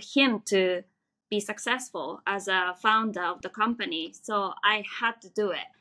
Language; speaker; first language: English; non-native, fluent; Japanese